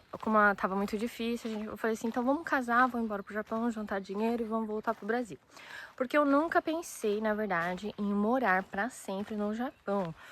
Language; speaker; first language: Portuguese; early bilingual, other home language; Japanese